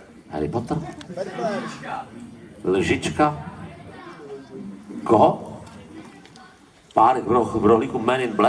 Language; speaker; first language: Czech; native; Czech